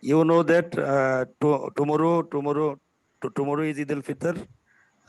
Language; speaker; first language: English; non-native, learner; Bangla